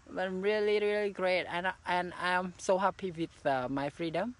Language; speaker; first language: English; non-native, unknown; Khmer